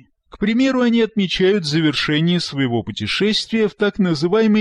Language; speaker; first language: Russian; native; Russian